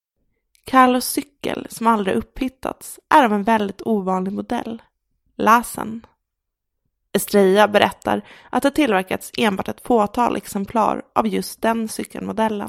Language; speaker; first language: Swedish; native; Swedish